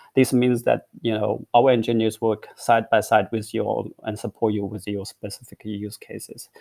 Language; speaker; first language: English; non-native, fluent; Chinese